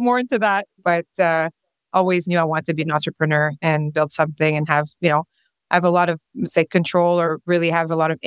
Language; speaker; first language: English; non-native, fluent; French